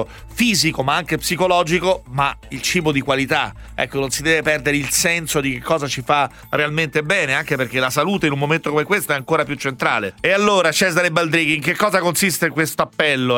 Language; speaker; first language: Italian; native; Italian